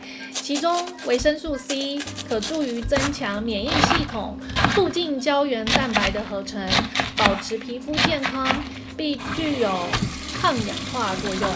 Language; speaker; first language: Chinese; native; Chinese